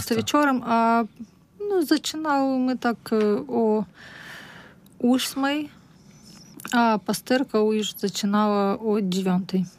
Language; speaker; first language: Polish; non-native, learner; Russian